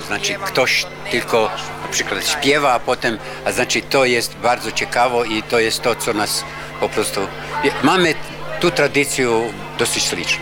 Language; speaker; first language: Polish; non-native, learner; Croatian